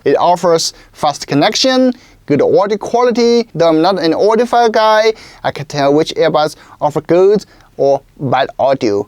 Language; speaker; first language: English; non-native, local second language; Chinese